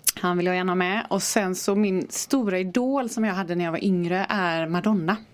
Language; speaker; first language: Swedish; native; Swedish